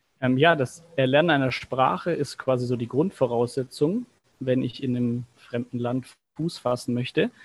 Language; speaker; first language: German; native; German